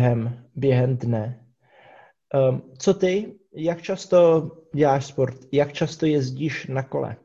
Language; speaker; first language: Czech; non-native, fluent; English